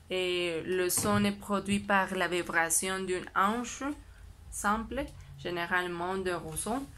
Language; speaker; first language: French; non-native, learner; Spanish